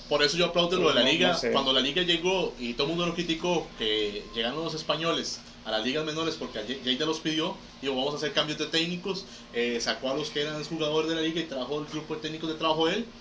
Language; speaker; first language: Spanish; native; Spanish